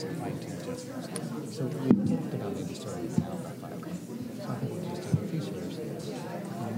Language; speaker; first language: English; native; English